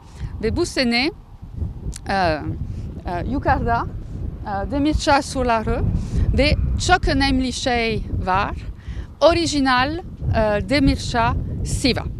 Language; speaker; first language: Turkish; non-native, learner; French